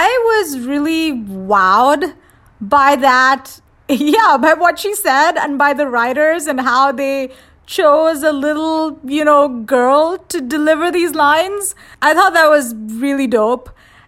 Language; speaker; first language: English; non-native, local second language; Hindi